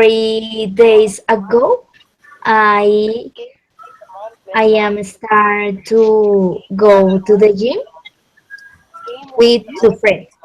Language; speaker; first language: English; non-native, learner; Spanish